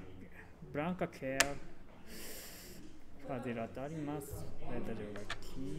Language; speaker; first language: Portuguese; non-native, learner; Japanese